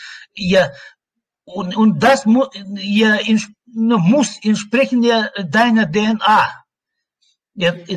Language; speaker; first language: German; non-native, learner; Russian